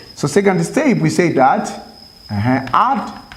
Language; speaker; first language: English; non-native, local second language; Swahili